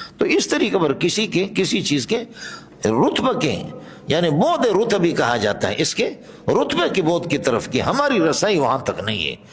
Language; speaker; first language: Urdu; non-native, local second language; Baluchi